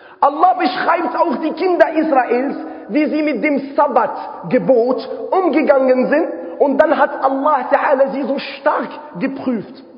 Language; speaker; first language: German; non-native, fluent; Arabic